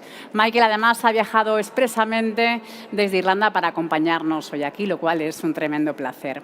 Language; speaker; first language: Spanish; native; Spanish